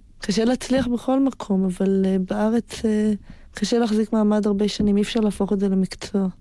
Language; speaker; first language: Hebrew; native; Hebrew